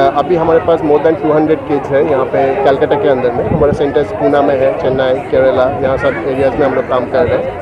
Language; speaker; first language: Hindi; non-native, local second language; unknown